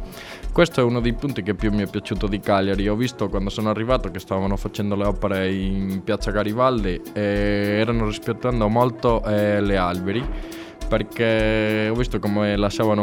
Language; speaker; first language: Italian; non-native, learner; Spanish